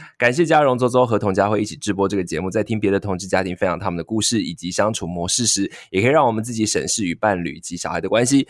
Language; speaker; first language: Chinese; native; Chinese